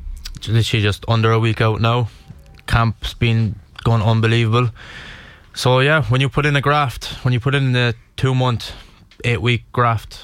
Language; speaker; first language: English; native; English